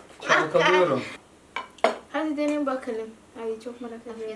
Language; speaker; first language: Turkish; non-native, learner; Indonesian